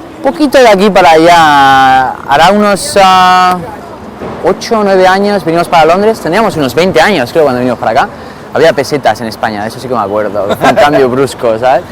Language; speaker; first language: Spanish; native; Spanish